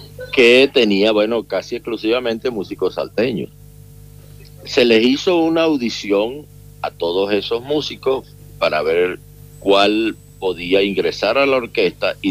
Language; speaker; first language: Spanish; native; Spanish